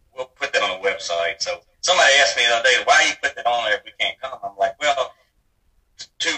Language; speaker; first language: English; native; English